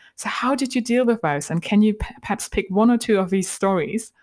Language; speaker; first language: English; non-native, fluent; German